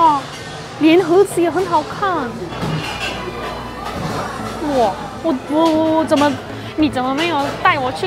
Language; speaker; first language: Chinese; non-native, fluent; Turkish